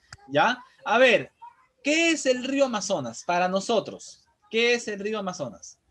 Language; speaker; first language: Spanish; native; Spanish